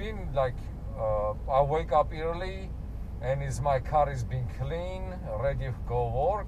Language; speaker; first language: English; non-native, learner; Armenian